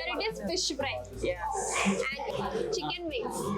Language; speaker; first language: Telugu; non-native, learner; Hindi